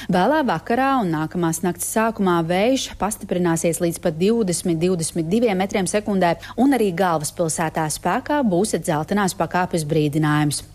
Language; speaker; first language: Latvian; native; Latvian